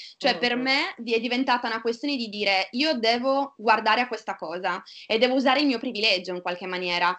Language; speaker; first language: Italian; native; Italian